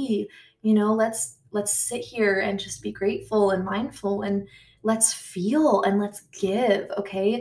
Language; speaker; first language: English; native; English